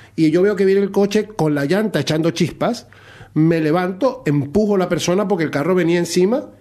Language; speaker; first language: Spanish; native; Spanish